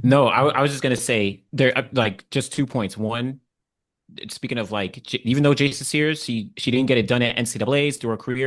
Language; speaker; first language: English; native; English